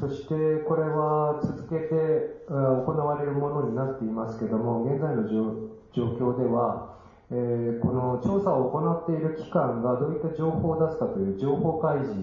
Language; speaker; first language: Japanese; native; Japanese